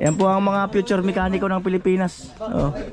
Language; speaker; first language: Filipino; native; Filipino